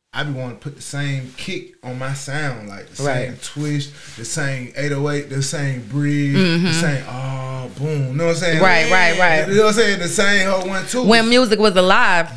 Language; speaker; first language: English; native; English